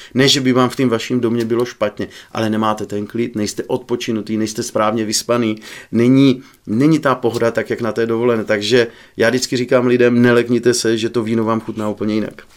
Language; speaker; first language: Czech; native; Czech